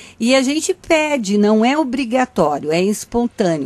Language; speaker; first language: Portuguese; native; Portuguese